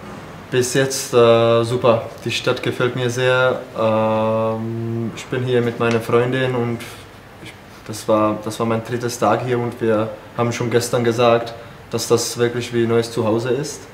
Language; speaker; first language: German; non-native, fluent; Czech